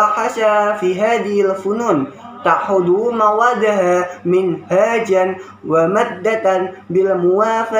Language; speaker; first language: Arabic; non-native, learner; Indonesian